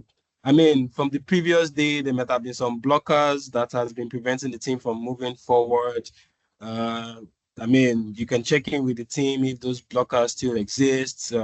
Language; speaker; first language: English; non-native, local second language; Yoruba